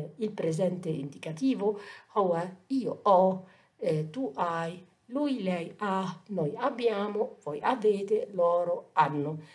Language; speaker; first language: Italian; non-native, fluent; Arabic